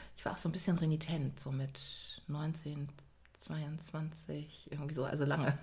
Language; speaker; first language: German; native; German